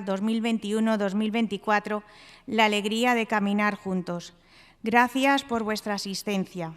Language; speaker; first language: Spanish; native; Spanish